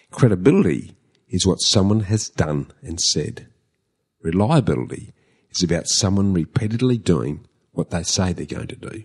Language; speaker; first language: English; native; English